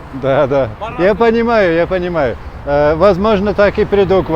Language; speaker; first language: Russian; non-native, fluent; Latvian